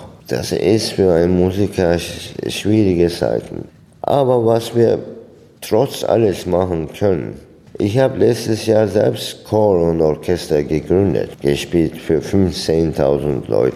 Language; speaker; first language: German; non-native, fluent; Turkish